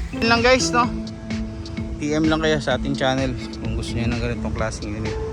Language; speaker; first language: Filipino; native; Filipino